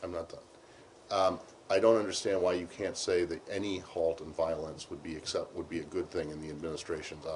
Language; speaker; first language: English; native; English